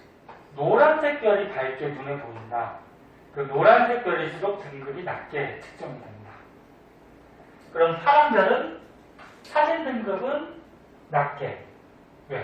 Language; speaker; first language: Korean; native; Korean